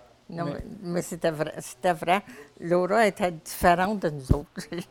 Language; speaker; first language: French; native; French